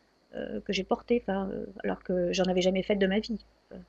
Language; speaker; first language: French; native; French